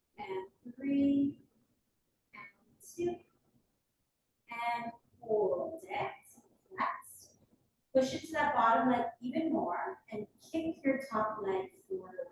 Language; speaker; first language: English; native; English